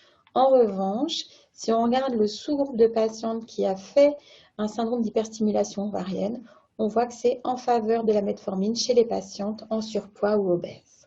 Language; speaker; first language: French; native; French